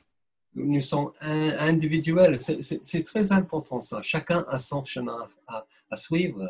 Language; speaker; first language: French; non-native, fluent; English